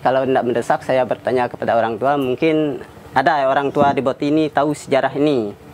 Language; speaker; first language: Indonesian; non-native, local second language; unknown